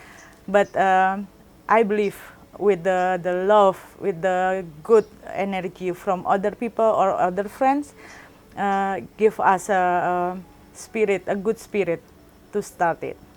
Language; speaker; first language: English; non-native, learner; Indonesian